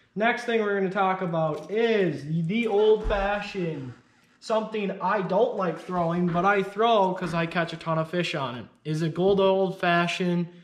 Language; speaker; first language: English; native; English